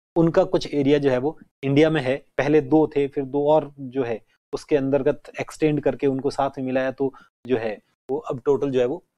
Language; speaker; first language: Hindi; native; Hindi